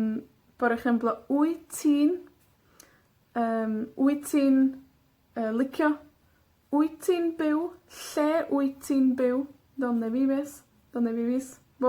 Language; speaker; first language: Spanish; non-native, fluent; Welsh